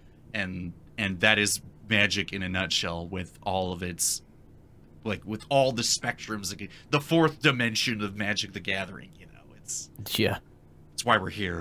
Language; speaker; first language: English; native; English